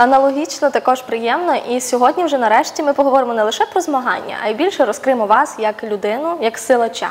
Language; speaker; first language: Ukrainian; native; Ukrainian